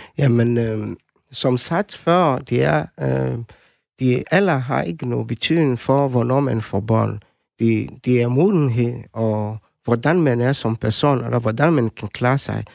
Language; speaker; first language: Danish; non-native, fluent; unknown